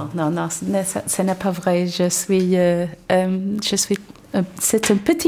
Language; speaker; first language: French; non-native, learner; English